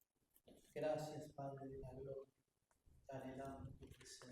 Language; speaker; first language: Spanish; native; Spanish